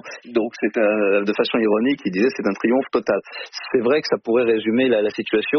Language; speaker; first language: French; native; French